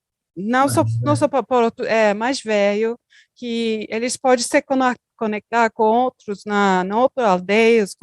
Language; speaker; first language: Portuguese; non-native, learner; Turkish